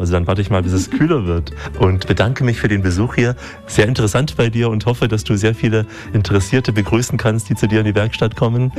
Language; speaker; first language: German; native; German